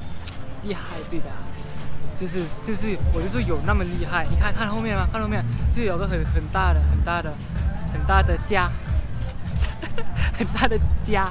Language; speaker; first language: Chinese; non-native, learner; Thai